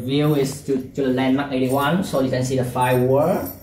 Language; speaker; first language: English; non-native, learner; Vietnamese